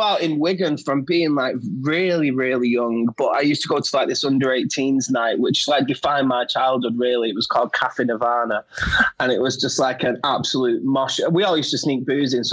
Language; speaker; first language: English; native; English